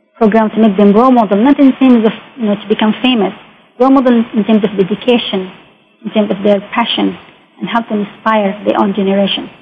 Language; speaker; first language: English; non-native, fluent; Arabic